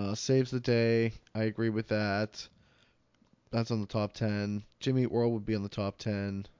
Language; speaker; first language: English; native; English